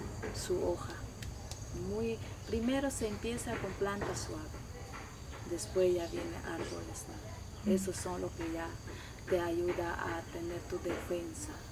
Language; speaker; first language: Spanish; non-native, local second language; Shipibo-Conibo